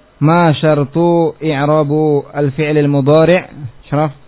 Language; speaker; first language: Arabic; non-native, fluent; Indonesian